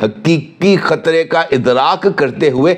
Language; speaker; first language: Urdu; native; Urdu